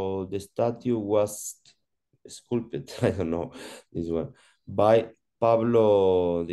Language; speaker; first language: English; non-native, learner; Spanish